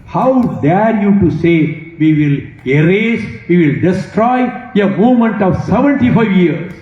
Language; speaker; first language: English; non-native, local second language; Tamil